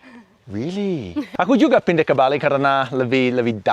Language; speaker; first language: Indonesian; non-native, learner; English